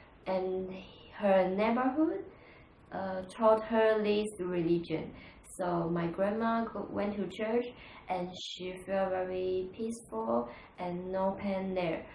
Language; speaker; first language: English; non-native, learner; Chinese